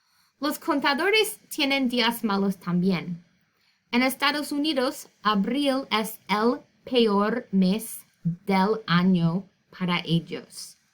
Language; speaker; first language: Spanish; non-native, fluent; English